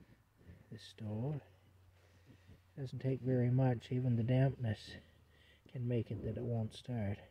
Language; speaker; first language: English; native; English